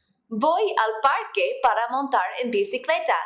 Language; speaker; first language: Spanish; non-native, fluent; English